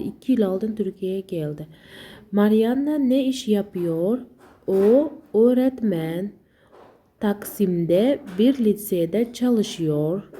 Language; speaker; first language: Turkish; non-native, learner; Uzbek